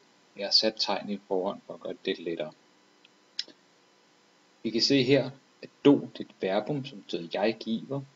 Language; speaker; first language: Danish; native; Danish